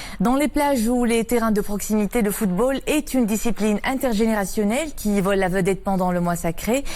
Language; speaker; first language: French; non-native, local second language; Arabic